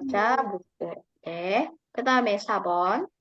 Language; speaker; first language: Korean; non-native, fluent; Indonesian